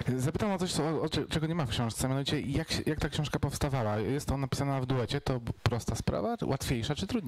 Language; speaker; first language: Polish; native; Polish